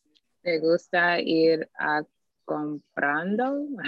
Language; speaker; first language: Spanish; non-native, learner; English